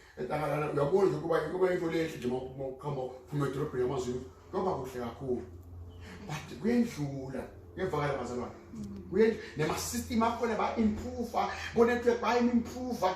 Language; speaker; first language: Zulu; non-native, local second language; Swati